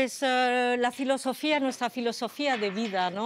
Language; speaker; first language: Spanish; non-native, fluent; French